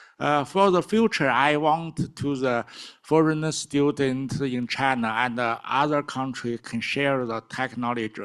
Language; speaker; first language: English; non-native, learner; Chinese